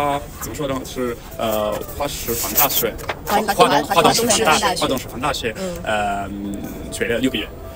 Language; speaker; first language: Chinese; non-native, fluent; Italian